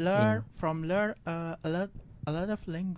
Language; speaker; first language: English; non-native, learner; Indonesian